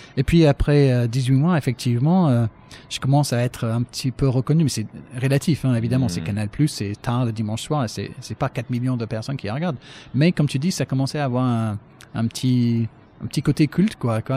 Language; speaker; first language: French; non-native, fluent; English